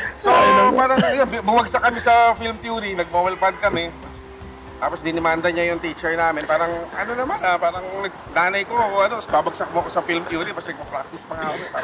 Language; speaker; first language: Filipino; non-native, local second language; Cebuano